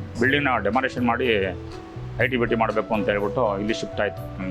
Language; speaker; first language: Kannada; native; Kannada